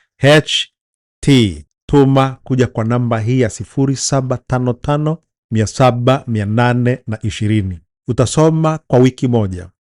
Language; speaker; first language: Swahili; native; Swahili